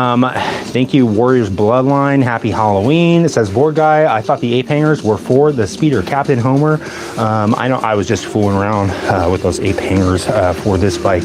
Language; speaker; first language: English; native; English